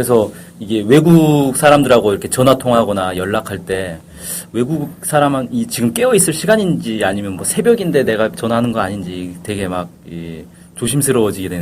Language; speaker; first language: Korean; native; Korean